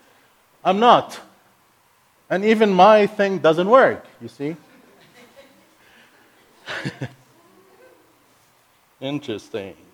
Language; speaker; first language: English; non-native, fluent; Arabic